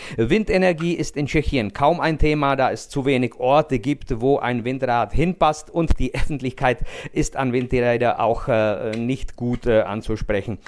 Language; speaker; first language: German; non-native, fluent; Czech